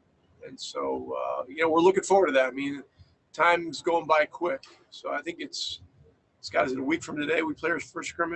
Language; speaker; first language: English; native; English